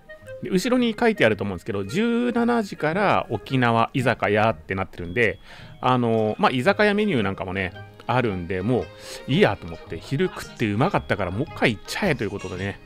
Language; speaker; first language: Japanese; native; Japanese